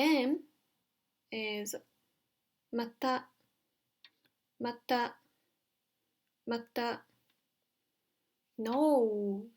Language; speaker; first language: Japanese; non-native, fluent; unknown